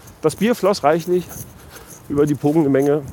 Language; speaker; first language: German; native; German